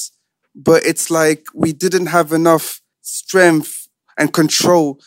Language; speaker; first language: English; non-native, fluent; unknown